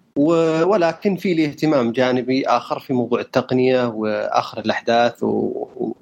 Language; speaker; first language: Arabic; native; Arabic